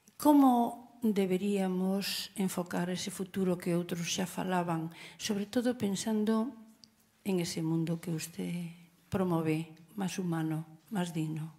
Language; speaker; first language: Galician; non-native, local second language; Spanish